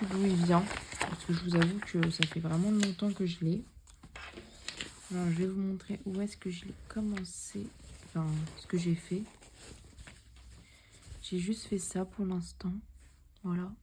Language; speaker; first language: French; native; French